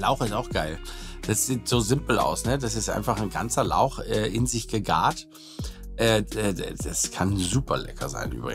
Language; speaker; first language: German; native; German